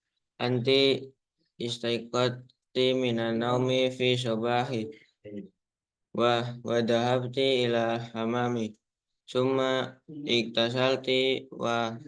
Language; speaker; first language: Arabic; non-native, learner; Indonesian